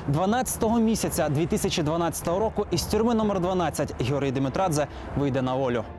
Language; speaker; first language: Ukrainian; native; Ukrainian